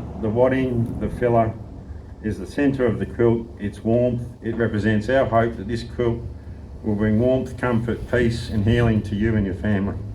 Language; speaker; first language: English; native; English